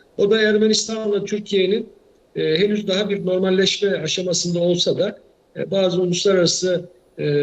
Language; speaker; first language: Turkish; native; Turkish